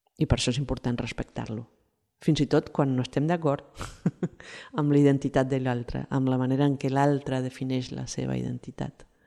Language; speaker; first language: Catalan; non-native, fluent; Spanish